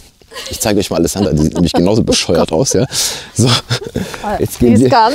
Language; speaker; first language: German; native; German